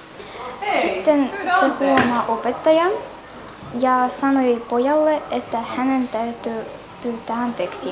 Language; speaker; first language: Finnish; early bilingual, other home language; Russian